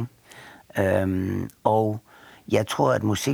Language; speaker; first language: Danish; native; Danish